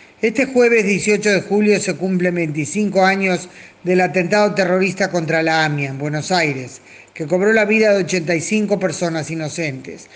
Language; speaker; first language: Spanish; native; Spanish